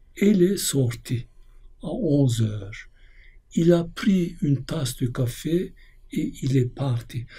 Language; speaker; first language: French; non-native, fluent; Turkish